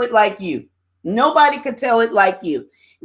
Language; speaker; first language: English; native; English